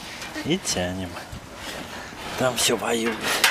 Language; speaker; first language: Russian; native; Russian